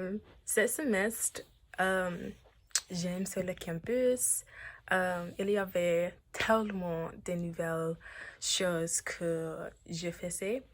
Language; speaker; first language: French; non-native, learner; English